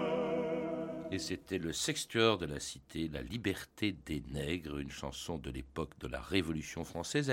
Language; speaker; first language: French; native; French